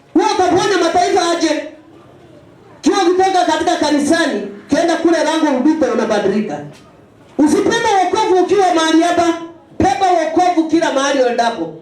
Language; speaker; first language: Swahili; non-native, local second language; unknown